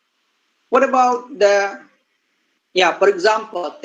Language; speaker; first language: English; non-native, learner; Indonesian